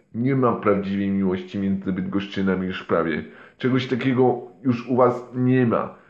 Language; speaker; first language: Polish; non-native, fluent; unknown